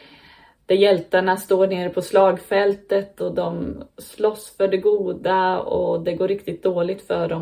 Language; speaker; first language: Swedish; native; Swedish